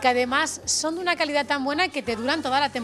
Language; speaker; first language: Spanish; native; Spanish